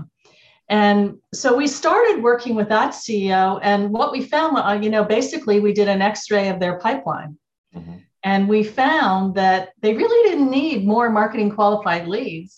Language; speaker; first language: English; native; English